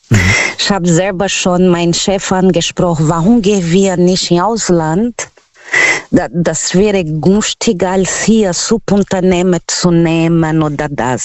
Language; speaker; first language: German; non-native, fluent; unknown